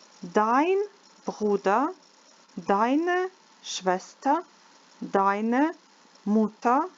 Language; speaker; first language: German; non-native, fluent; Ukrainian